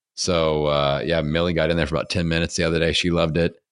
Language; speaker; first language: English; native; English